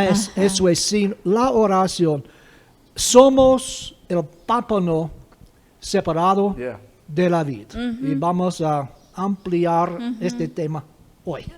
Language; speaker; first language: Spanish; non-native, fluent; English